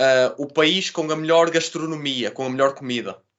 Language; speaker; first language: Portuguese; native; Portuguese